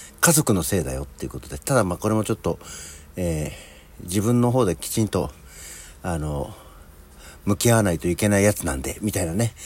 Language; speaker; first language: Japanese; native; Japanese